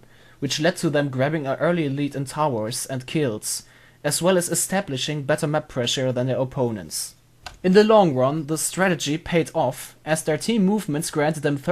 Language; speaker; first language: English; non-native, fluent; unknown